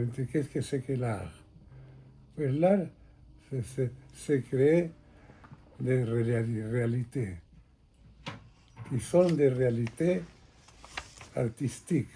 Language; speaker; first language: French; non-native, fluent; Spanish